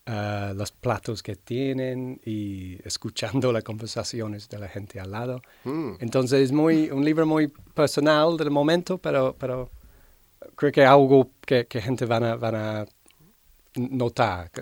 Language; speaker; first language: Spanish; non-native, fluent; English